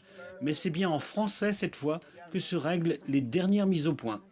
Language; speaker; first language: French; native; French